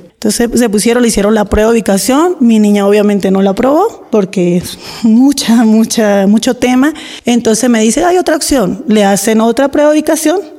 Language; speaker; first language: Spanish; native; Spanish